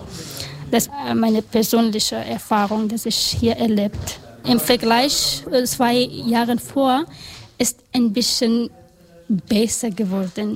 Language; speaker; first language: German; non-native, learner; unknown